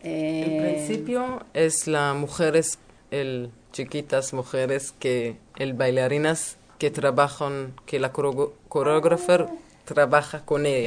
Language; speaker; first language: Spanish; non-native, learner; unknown